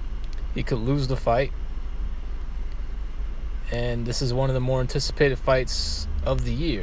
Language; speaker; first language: English; native; English